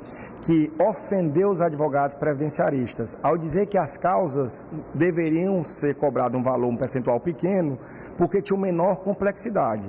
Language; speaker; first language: Portuguese; native; Portuguese